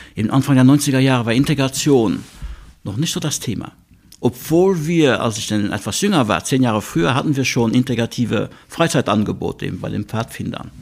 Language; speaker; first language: German; non-native, local second language; Luxembourgish